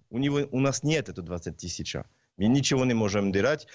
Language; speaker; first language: Russian; non-native, learner; French